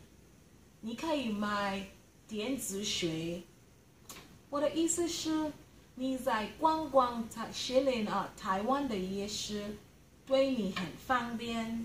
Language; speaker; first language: Chinese; non-native, learner; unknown